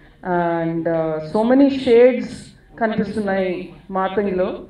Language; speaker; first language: Telugu; native; Telugu